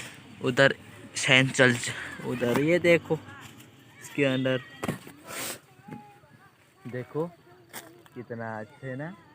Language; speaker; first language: Hindi; non-native, local second language; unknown